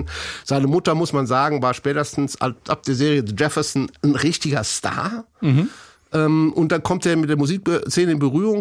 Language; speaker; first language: German; native; German